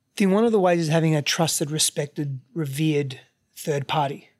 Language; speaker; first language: English; native; English